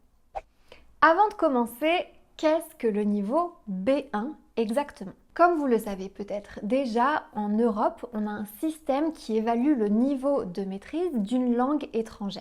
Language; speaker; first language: French; native; French